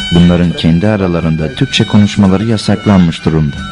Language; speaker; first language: Turkish; non-native, fluent; Uyghur